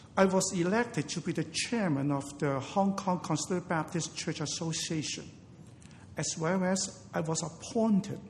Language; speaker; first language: English; non-native, local second language; Cantonese